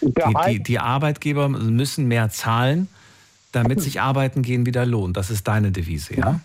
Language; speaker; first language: German; native; German